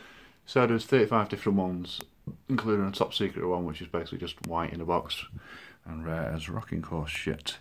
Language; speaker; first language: English; native; English